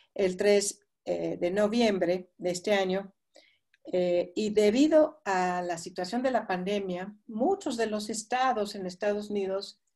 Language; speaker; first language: Spanish; non-native, fluent; English